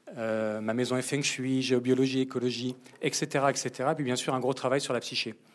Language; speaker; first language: French; native; French